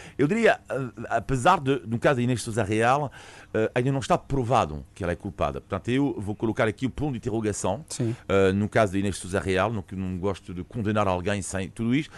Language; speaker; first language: Portuguese; non-native, fluent; French